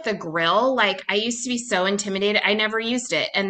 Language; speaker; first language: English; native; English